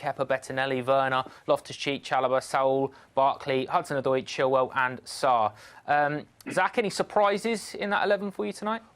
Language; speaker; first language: English; native; English